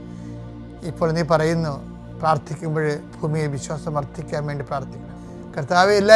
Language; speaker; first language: Malayalam; native; Malayalam